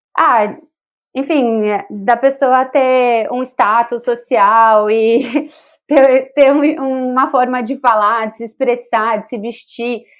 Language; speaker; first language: Portuguese; native; Portuguese